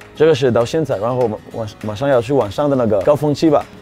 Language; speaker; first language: Chinese; non-native, fluent; Hebrew